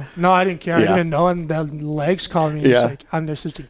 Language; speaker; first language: English; non-native, fluent; French